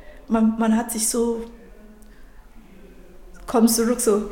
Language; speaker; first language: German; non-native, fluent; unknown